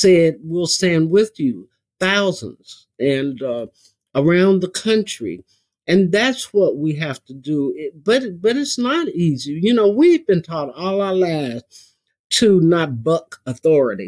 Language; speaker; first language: English; native; English